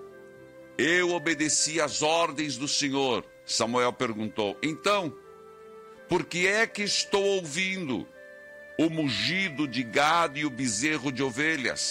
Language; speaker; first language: Portuguese; native; Portuguese